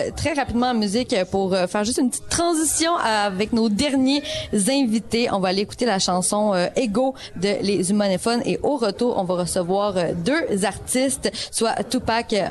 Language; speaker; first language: French; native; French